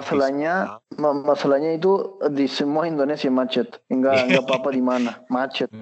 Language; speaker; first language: Indonesian; non-native, learner; Spanish